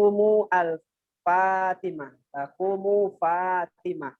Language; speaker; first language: Arabic; non-native, learner; Indonesian